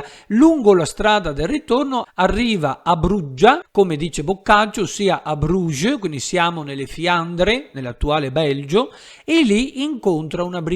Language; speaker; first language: Italian; native; Italian